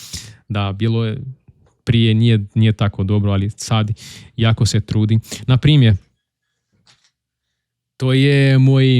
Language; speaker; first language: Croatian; non-native, learner; Portuguese